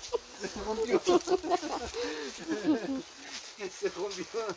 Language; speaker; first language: Spanish; non-native, learner; German